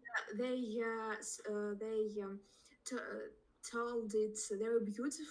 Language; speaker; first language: English; non-native, learner; Russian